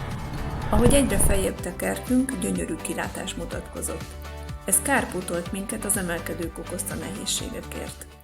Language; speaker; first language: Hungarian; native; Hungarian